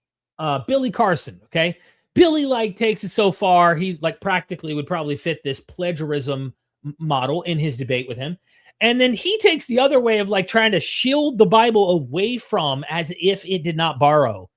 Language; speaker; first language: English; native; English